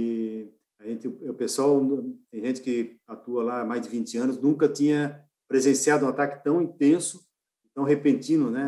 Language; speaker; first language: Portuguese; native; Portuguese